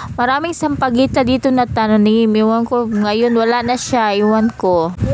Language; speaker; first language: Filipino; non-native, local second language; Cebuano